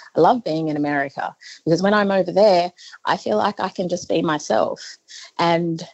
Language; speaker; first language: English; native; English